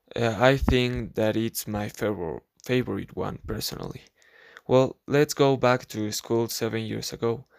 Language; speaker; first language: English; non-native, learner; Spanish